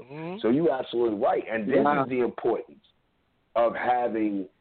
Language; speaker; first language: English; native; English